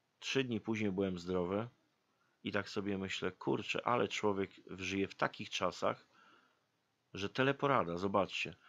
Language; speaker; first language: Polish; native; Polish